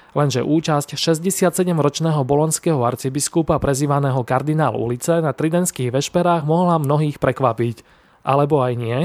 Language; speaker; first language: Slovak; native; Slovak